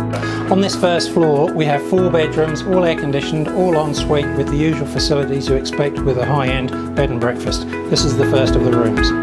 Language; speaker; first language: English; native; English